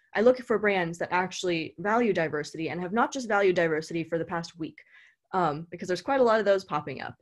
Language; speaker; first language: English; native; English